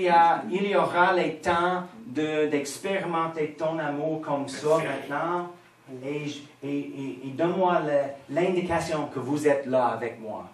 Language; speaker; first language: French; non-native, fluent; English